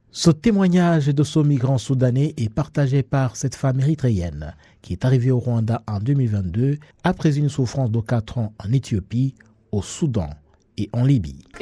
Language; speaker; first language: French; non-native, local second language; Kinyarwanda